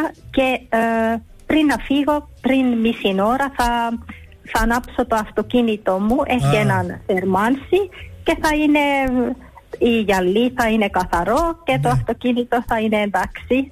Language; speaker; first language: Greek; early bilingual, heritage; Finnish